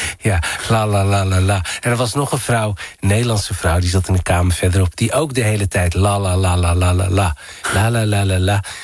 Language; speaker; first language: Dutch; early bilingual, other home language; Riffian